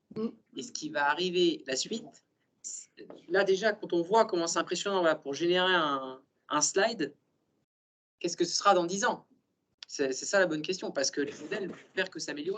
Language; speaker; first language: French; native; French